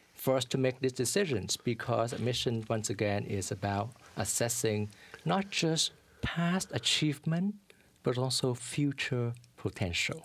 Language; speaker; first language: English; early bilingual, other home language; Vietnamese